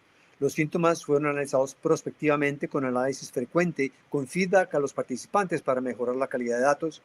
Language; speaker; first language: Spanish; native; Spanish